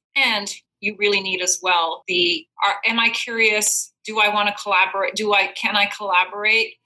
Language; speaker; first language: English; non-native, fluent; Dutch